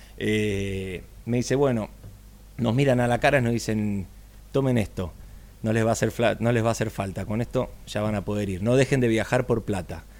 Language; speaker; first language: Spanish; native; Spanish